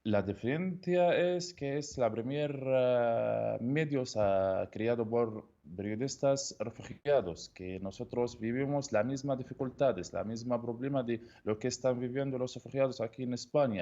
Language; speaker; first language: Spanish; non-native, learner; Arabic